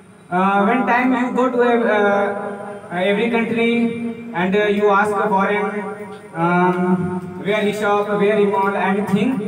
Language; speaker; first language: English; non-native, learner; Hindi